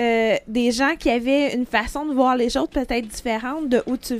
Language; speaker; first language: French; native; French